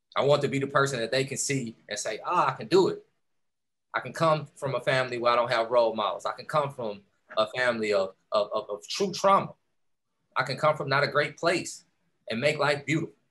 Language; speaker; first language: English; native; English